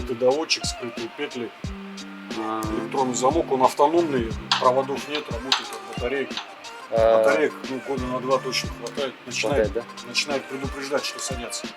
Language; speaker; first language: Russian; native; Russian